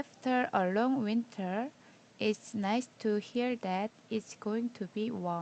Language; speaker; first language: English; non-native, learner; Korean